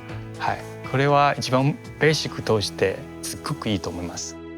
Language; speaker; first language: Japanese; non-native, fluent; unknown